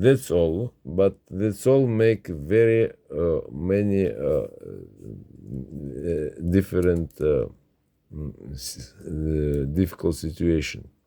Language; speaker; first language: English; non-native, learner; Russian